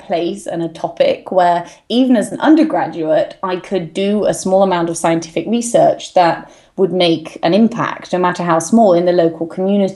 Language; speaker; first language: English; native; English